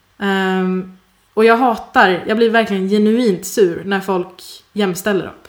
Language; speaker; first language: Swedish; early bilingual, other home language; Persian